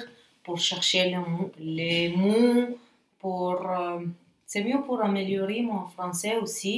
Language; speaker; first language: French; non-native, learner; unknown